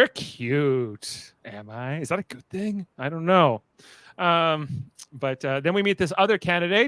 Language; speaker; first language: English; native; English